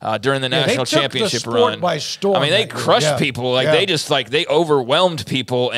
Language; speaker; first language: English; native; English